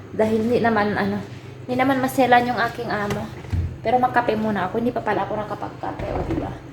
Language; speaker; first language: Filipino; non-native, local second language; Cebuano